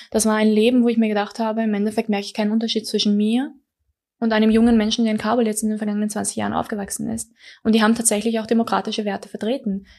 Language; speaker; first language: German; early bilingual, other home language; Persian